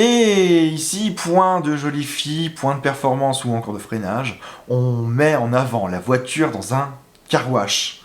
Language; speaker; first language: French; native; French